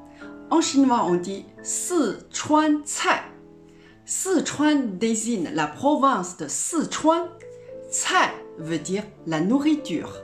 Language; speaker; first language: French; non-native, fluent; Chinese